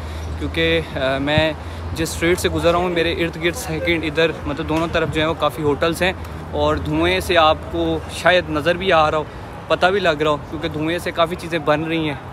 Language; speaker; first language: Urdu; non-native, local second language; Punjabi